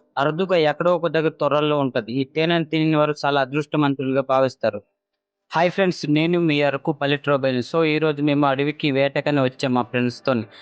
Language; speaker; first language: Telugu; non-native, local second language; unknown